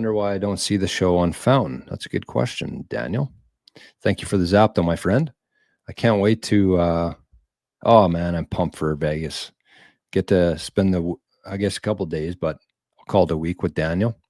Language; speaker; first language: English; native; English